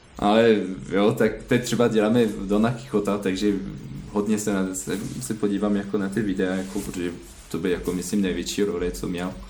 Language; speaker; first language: Czech; non-native, learner; French